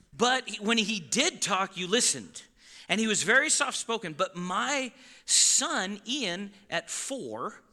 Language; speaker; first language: English; native; English